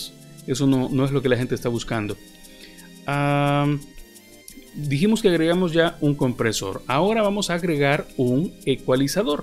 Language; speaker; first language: Spanish; native; Spanish